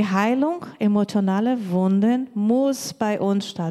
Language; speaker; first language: German; non-native, learner; Portuguese